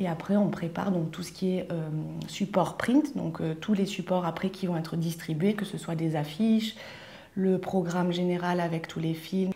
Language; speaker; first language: French; native; French